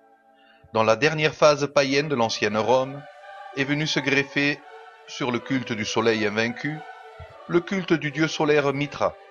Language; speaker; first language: French; native; French